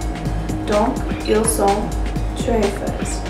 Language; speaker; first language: French; non-native, learner; English